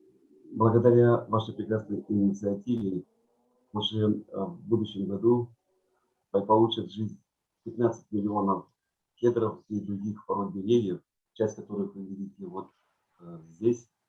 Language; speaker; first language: Russian; native; Russian